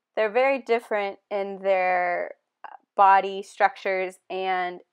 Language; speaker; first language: English; native; English